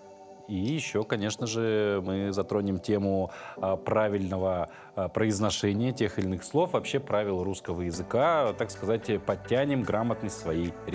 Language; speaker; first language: Russian; native; Russian